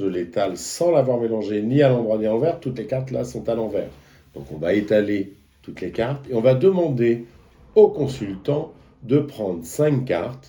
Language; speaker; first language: French; native; French